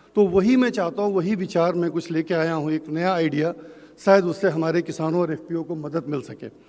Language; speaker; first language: Hindi; native; Hindi